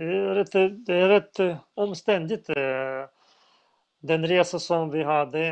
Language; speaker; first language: Swedish; non-native, fluent; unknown